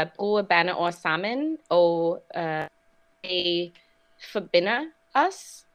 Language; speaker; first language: Danish; non-native, learner; English